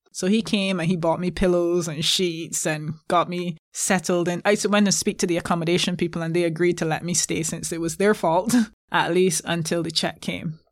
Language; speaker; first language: English; native; English